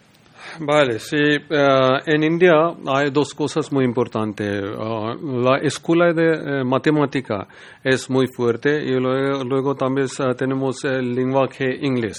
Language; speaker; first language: Spanish; non-native, learner; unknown